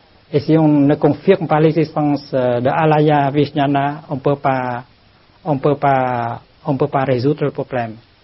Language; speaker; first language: French; non-native, fluent; Vietnamese